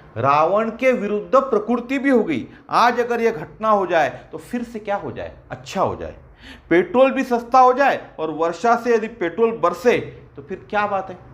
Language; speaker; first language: Hindi; non-native, local second language; Marathi